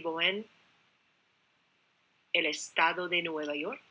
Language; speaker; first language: Spanish; non-native, fluent; English